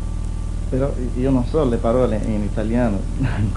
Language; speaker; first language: Italian; non-native, learner; Portuguese